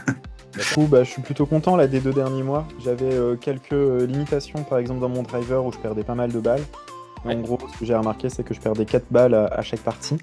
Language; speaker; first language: French; native; French